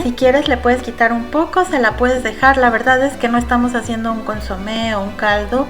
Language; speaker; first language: Spanish; native; Spanish